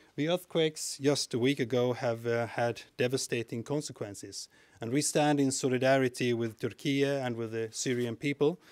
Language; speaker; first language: English; non-native, fluent; Swedish